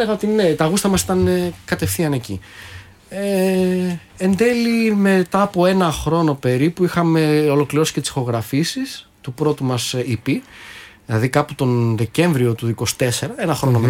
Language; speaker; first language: Greek; native; Greek